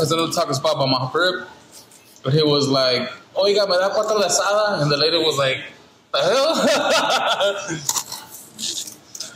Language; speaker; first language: English; early bilingual, other home language; Spanish